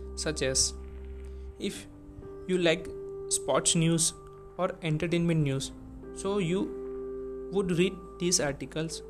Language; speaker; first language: English; non-native, local second language; Gujarati